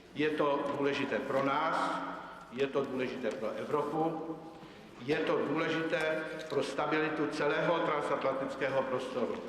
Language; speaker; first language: Czech; native; Czech